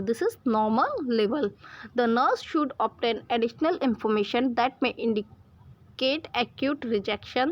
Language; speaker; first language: English; non-native, local second language; Hindi